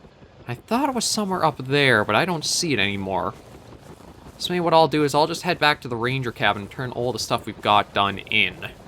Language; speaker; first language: English; native; English